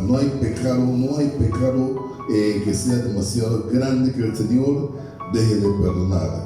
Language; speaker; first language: Spanish; native; Spanish